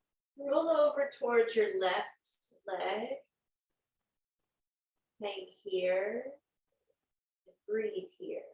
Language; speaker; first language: English; native; English